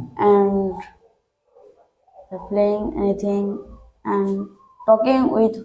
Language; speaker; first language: English; non-native, learner; Hindi